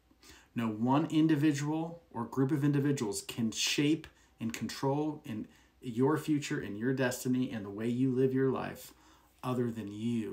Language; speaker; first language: English; native; English